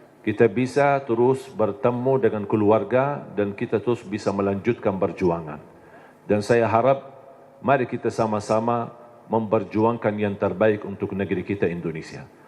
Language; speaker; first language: Indonesian; non-native, fluent; Arabic